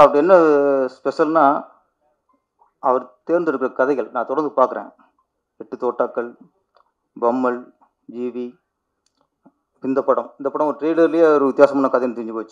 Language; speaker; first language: Tamil; native; Tamil